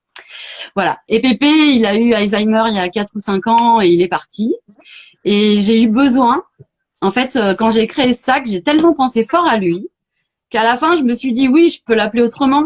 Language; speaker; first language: French; native; French